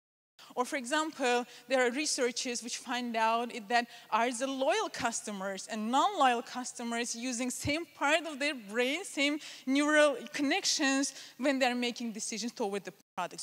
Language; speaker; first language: English; non-native, fluent; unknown